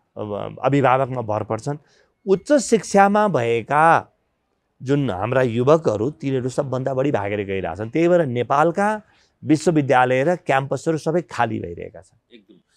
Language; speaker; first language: Nepali; native; Nepali